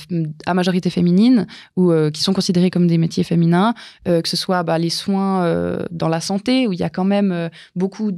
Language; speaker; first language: French; native; French